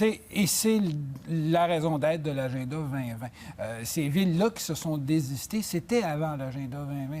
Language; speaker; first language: French; native; French